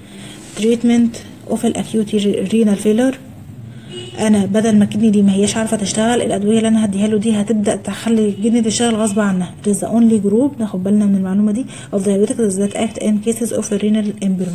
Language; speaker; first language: Arabic; native; Arabic